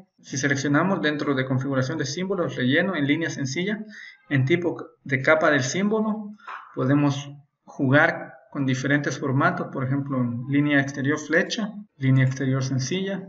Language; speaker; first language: Spanish; native; Spanish